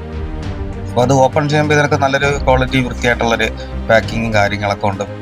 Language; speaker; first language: Malayalam; native; Malayalam